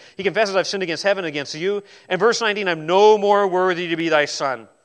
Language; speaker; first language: English; native; English